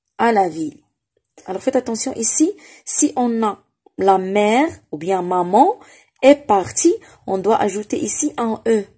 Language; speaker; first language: French; non-native, local second language; Arabic